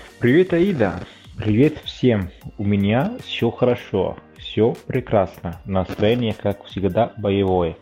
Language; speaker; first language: Russian; non-native, fluent; Italian